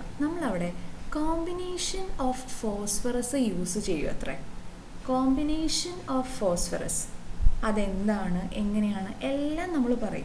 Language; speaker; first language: Malayalam; native; Malayalam